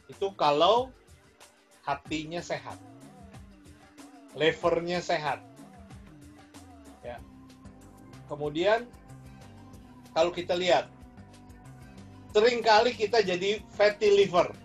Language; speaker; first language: Indonesian; native; Indonesian